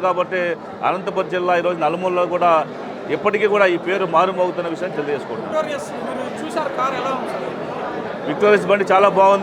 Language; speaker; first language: Telugu; native; Telugu